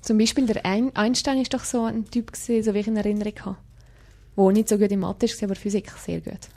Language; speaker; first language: German; native; German